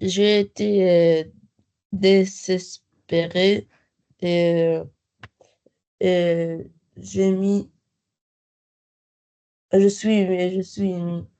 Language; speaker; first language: French; non-native, learner; Arabic